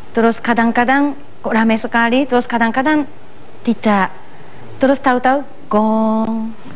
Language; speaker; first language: Indonesian; non-native, fluent; Japanese